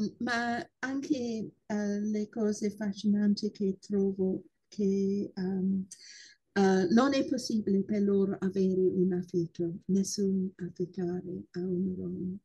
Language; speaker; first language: Italian; non-native, fluent; English